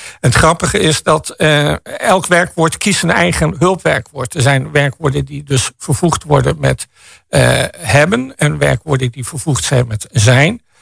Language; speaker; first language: Dutch; native; Dutch